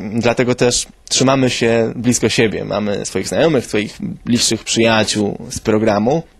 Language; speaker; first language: Polish; early bilingual, other home language; Spanish